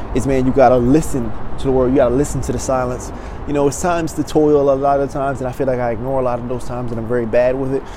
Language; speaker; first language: English; native; English